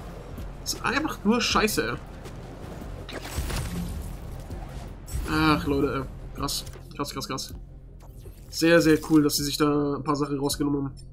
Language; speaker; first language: German; native; German